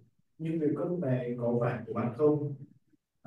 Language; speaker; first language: Chinese; non-native, learner; Vietnamese